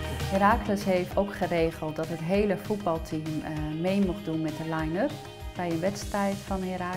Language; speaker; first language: Dutch; native; Dutch